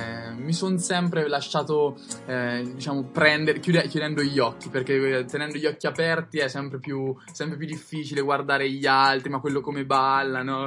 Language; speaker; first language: Italian; native; Italian